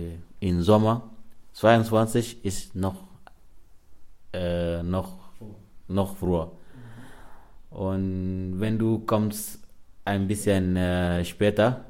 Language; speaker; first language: German; non-native, learner; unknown